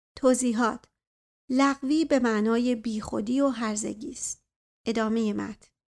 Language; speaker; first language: Persian; native; Persian